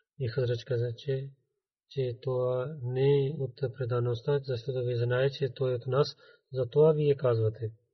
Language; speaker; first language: Bulgarian; non-native, learner; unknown